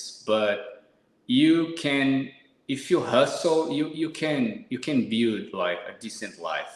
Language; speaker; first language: English; non-native, fluent; Portuguese